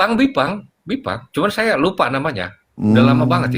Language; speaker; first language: Indonesian; native; Indonesian